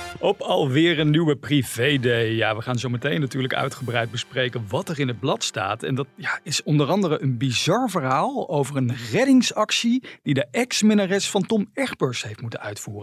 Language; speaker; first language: Dutch; native; Dutch